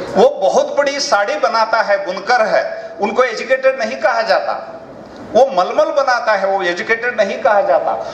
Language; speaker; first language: Hindi; non-native, local second language; Kannada